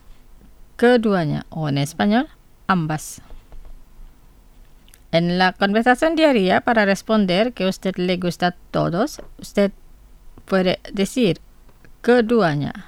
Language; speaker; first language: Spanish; non-native, fluent; Indonesian